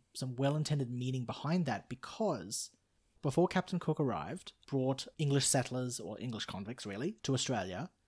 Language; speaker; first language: English; native; English